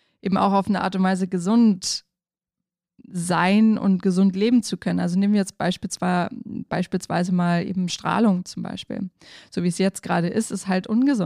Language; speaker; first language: German; native; German